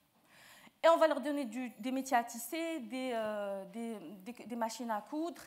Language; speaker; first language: French; non-native, local second language; Arabic